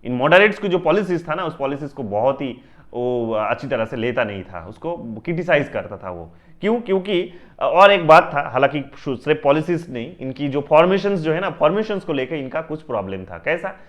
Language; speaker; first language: Hindi; non-native, local second language; Bangla